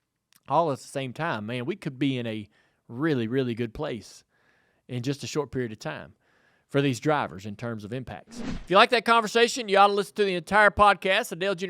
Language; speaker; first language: English; native; English